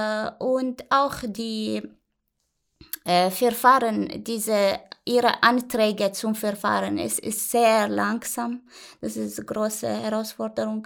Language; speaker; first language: German; non-native, learner; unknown